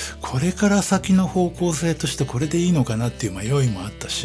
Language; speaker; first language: Japanese; native; Japanese